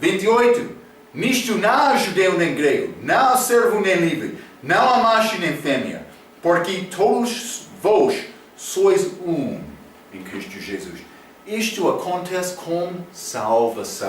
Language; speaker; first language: Portuguese; non-native, learner; English